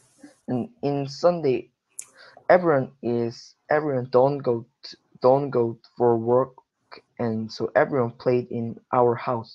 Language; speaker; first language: English; non-native, learner; Korean